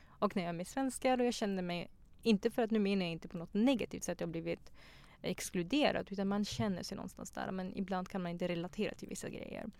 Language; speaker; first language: Swedish; early bilingual, other home language; Persian